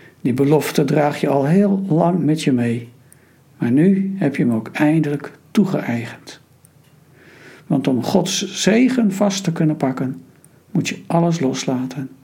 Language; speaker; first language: Dutch; native; Dutch